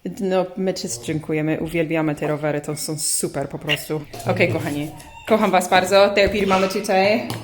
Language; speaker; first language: Polish; non-native, learner; English